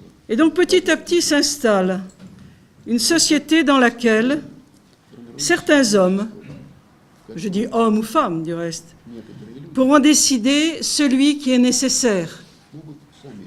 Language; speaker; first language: French; native; French